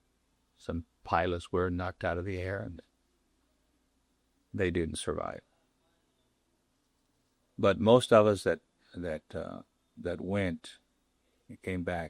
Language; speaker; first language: English; non-native, local second language; Spanish